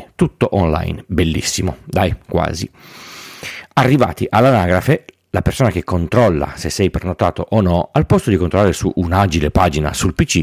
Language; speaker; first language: Italian; native; Italian